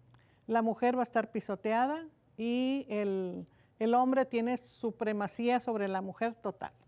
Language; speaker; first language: Spanish; native; Spanish